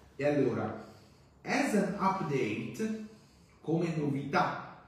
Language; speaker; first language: English; non-native, fluent; Italian